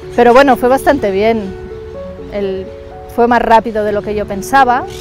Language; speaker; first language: Spanish; native; Spanish